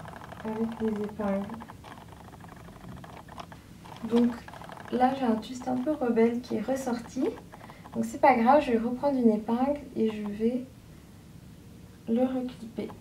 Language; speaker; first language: French; native; French